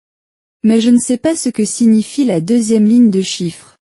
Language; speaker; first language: French; non-native, learner; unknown